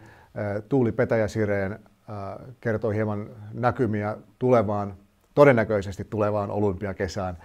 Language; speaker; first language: Finnish; native; Finnish